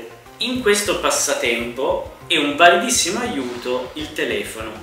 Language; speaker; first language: Italian; native; Italian